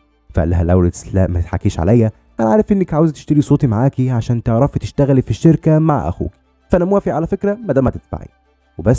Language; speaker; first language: Arabic; native; Arabic